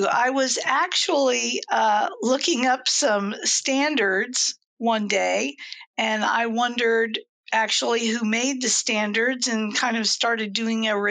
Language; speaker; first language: English; native; English